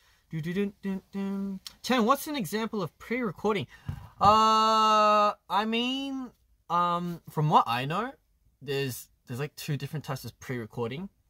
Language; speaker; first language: English; early bilingual, other home language; Korean